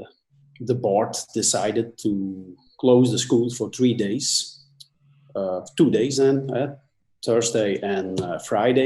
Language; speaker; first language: English; non-native, fluent; Dutch